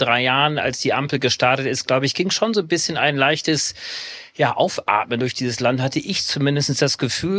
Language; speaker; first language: German; native; German